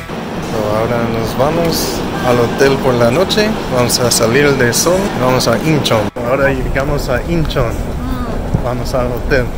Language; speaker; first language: Spanish; non-native, learner; English